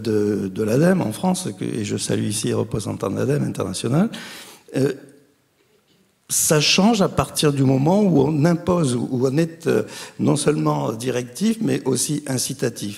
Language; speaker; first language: French; native; French